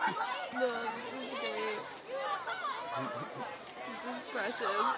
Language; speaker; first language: English; native; English